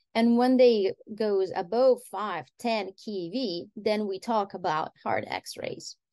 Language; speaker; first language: English; non-native, fluent; Italian